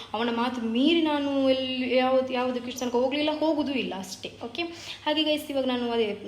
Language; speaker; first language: Kannada; non-native, local second language; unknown